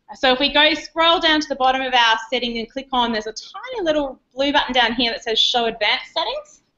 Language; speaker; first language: English; native; English